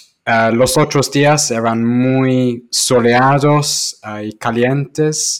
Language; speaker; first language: Spanish; non-native, fluent; English